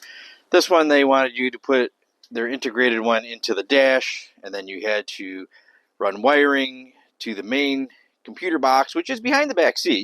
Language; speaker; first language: English; native; English